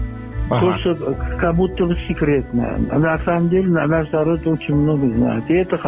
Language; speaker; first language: Russian; non-native, local second language; Uzbek